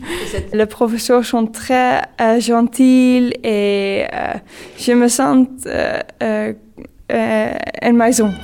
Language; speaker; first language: French; non-native, learner; Dutch